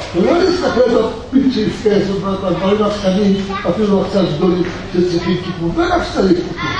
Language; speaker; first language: Hebrew; early bilingual, other home language; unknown